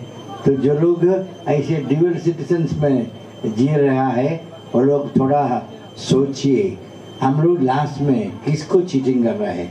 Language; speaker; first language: Hindi; non-native, local second language; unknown